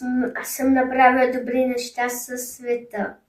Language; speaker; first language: Bulgarian; early bilingual, heritage; German